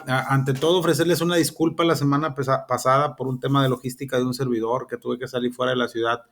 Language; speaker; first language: Spanish; native; Spanish